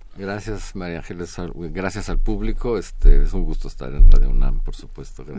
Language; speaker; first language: Spanish; native; Spanish